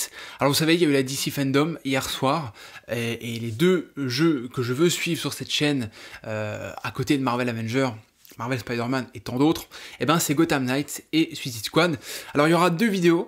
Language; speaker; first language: French; native; French